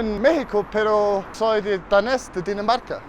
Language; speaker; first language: Spanish; non-native, learner; Danish